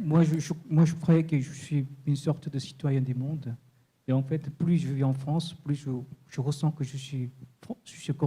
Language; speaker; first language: French; non-native, fluent; Korean